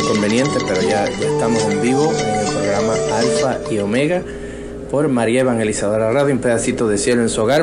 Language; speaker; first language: Spanish; native; Spanish